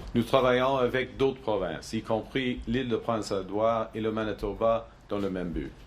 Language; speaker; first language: French; non-native, local second language; English